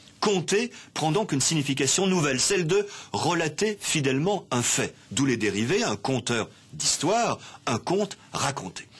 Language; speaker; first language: French; native; French